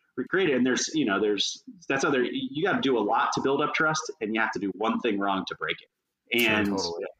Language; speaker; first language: English; native; English